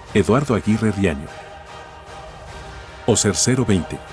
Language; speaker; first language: Spanish; native; Spanish